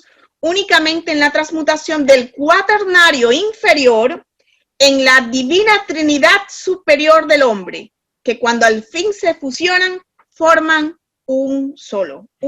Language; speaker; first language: Spanish; native; Spanish